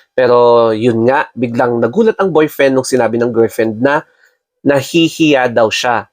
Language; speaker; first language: Filipino; non-native, local second language; Iloko